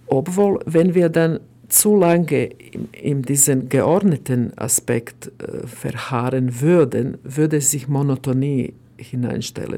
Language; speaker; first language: German; non-native, fluent; Croatian